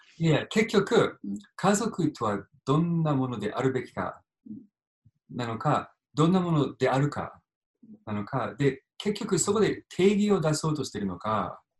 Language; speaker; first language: Japanese; non-native, fluent; English